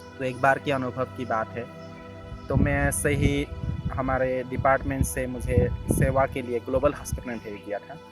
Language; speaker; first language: Hindi; non-native, local second language; Assamese